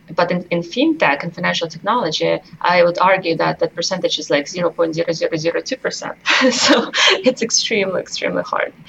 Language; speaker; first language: English; non-native, fluent; Russian